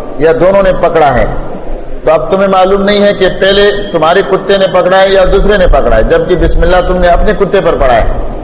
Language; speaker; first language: Urdu; non-native, local second language; Pashto